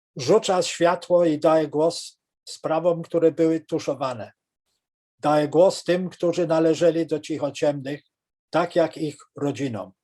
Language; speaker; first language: Polish; early bilingual, heritage; Polish